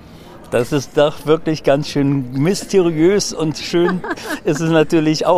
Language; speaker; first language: German; native; German